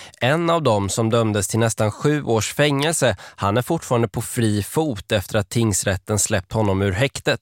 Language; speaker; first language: Swedish; native; Swedish